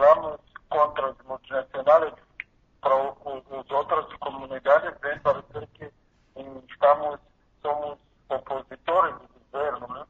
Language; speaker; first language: Spanish; non-native, learner; Portuguese